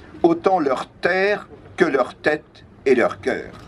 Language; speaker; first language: French; native; French